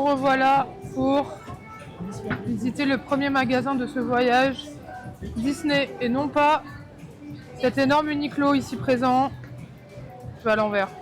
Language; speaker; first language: French; native; French